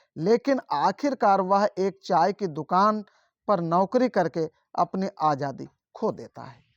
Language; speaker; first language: Hindi; native; Hindi